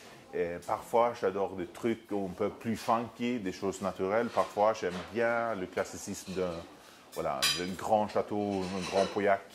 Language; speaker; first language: French; non-native, fluent; Swedish